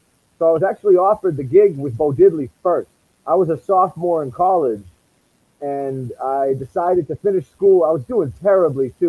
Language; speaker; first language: English; native; English